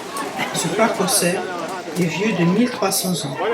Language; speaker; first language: French; native; French